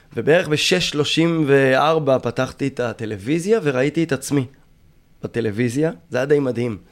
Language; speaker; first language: Hebrew; native; Hebrew